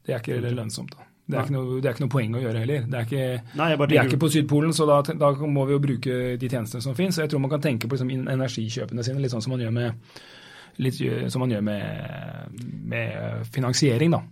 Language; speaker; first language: Norwegian; native; Norwegian